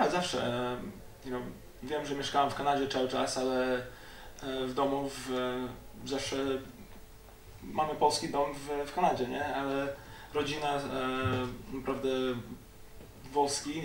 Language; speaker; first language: Polish; early bilingual, heritage; Polish